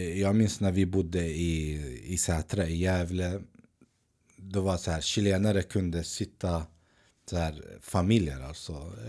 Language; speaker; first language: Swedish; early bilingual, other home language; Arabic